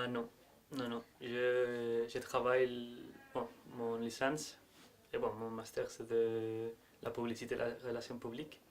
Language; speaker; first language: French; non-native, learner; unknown